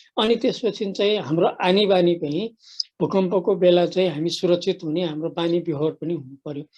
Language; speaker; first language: Nepali; native; Nepali